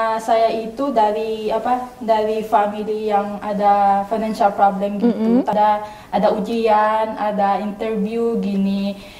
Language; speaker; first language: Indonesian; non-native, learner; Filipino